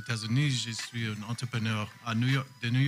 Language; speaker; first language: French; non-native, learner; English